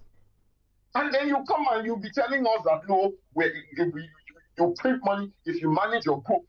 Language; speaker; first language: English; non-native, local second language; Yoruba